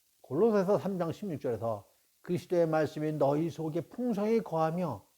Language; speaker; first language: Korean; native; Korean